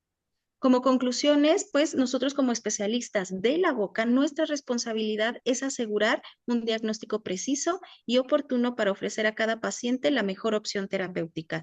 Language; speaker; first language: Spanish; native; Spanish